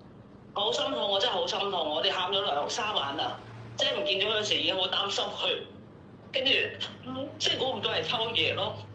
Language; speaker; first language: Cantonese; native; Cantonese